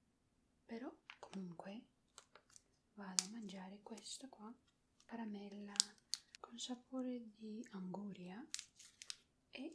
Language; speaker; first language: Italian; non-native, learner; Spanish